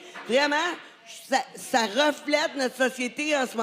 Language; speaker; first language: French; native; French